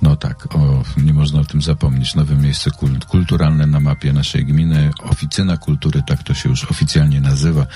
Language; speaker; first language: Polish; native; Polish